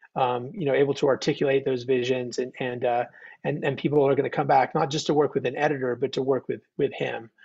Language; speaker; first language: English; native; English